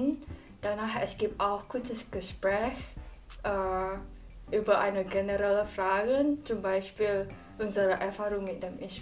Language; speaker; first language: German; non-native, learner; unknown